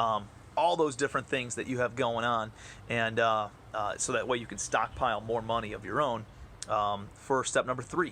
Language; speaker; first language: English; native; English